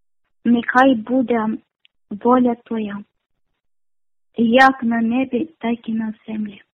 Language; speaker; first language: Ukrainian; non-native, learner; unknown